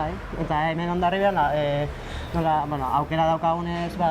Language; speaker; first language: Basque; non-native, local second language; Spanish